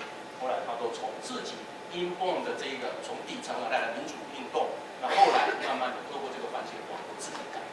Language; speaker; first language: Chinese; native; Chinese